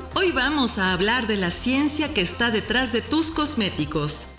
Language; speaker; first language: Spanish; native; Spanish